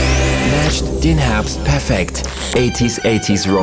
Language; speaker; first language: German; native; German